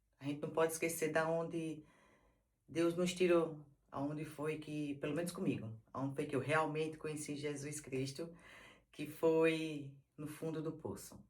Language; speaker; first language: Portuguese; native; Portuguese